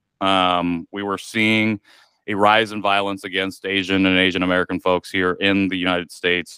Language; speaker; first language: English; native; English